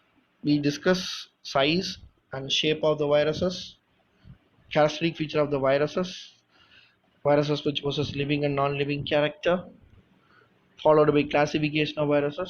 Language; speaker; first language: English; non-native, local second language; Tamil